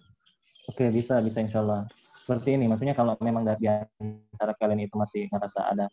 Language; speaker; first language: Indonesian; native; Indonesian